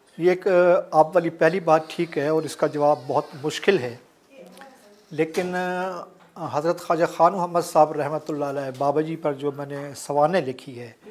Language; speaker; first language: Urdu; non-native, local second language; Saraiki